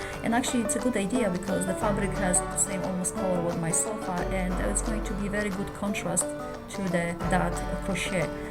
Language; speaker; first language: English; non-native, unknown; Polish